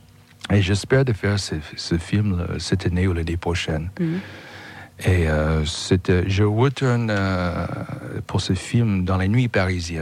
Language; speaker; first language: French; non-native, fluent; English